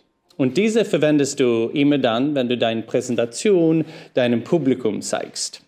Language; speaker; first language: German; non-native, fluent; Swedish